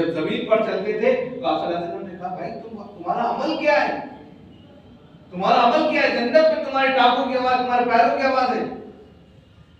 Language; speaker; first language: Urdu; native; Urdu